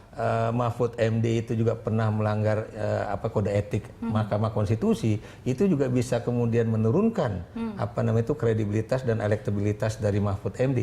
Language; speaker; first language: Indonesian; native; Indonesian